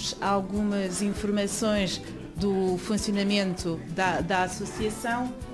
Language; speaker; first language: Portuguese; early bilingual, other home language; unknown